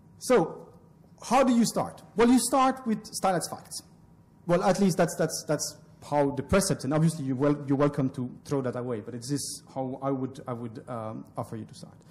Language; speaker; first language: English; non-native, fluent; French